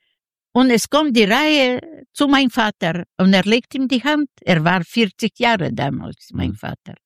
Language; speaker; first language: German; non-native, learner; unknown